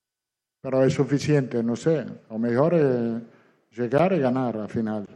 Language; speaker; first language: Portuguese; non-native, learner; Italian